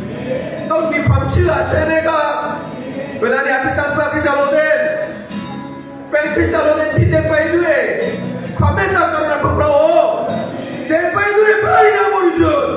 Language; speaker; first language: Thai; non-native, fluent; Korean